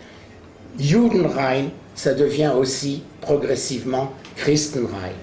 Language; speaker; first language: French; native; French